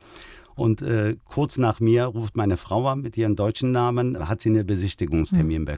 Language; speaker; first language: German; early bilingual, other home language; Turkish